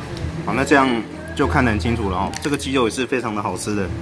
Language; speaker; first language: Chinese; native; Chinese